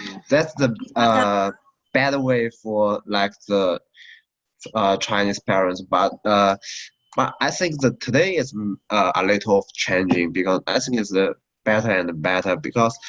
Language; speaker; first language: English; non-native, learner; Chinese